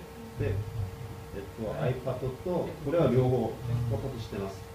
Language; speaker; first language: Japanese; non-native, fluent; Korean